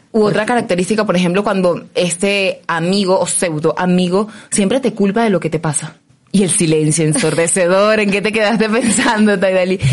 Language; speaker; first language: Spanish; native; Spanish